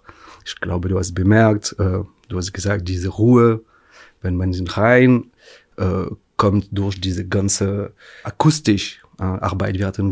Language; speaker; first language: German; non-native, fluent; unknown